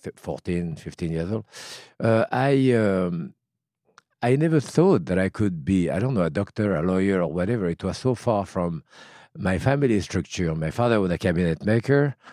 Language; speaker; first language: English; non-native, fluent; French